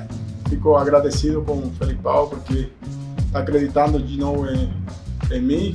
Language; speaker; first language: Portuguese; non-native, fluent; Spanish